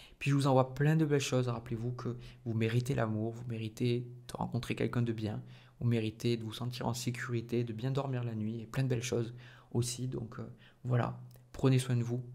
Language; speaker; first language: French; native; French